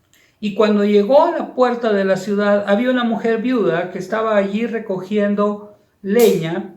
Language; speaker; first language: Spanish; native; Spanish